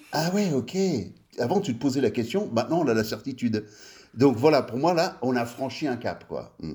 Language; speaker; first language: French; early bilingual, other home language; Italian